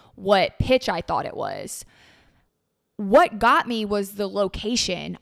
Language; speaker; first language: English; native; English